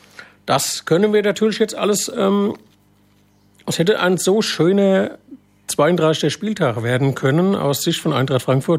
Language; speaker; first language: German; native; German